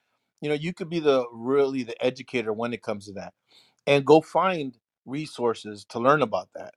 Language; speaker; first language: English; early bilingual, other home language; Spanish